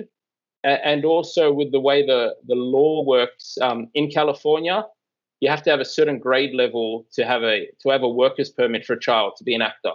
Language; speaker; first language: English; native; English